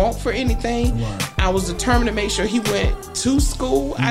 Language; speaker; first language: English; native; English